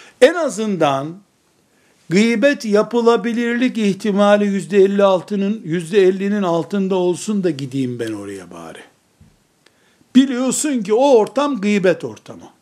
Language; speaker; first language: Turkish; native; Turkish